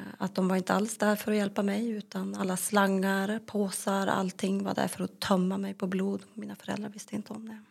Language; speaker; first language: Swedish; native; Swedish